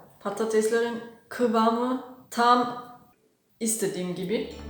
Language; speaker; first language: Turkish; non-native, fluent; German